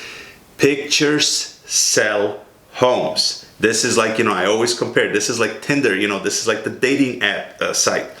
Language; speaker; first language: English; native; English